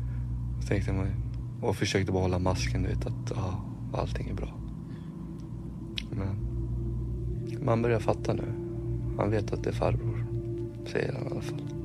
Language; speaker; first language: Swedish; non-native, fluent; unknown